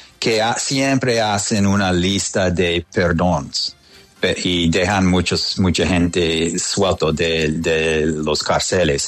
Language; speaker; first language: Spanish; non-native, fluent; English